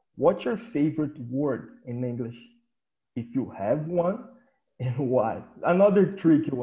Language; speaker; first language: English; non-native, fluent; Portuguese